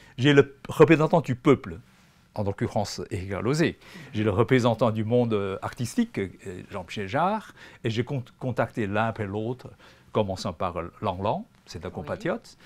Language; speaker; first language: French; non-native, fluent; Chinese